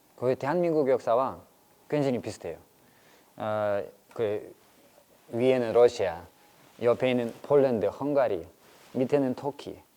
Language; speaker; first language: Korean; non-native, fluent; Russian